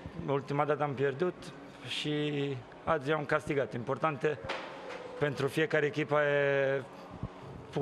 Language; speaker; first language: Romanian; non-native, fluent; Italian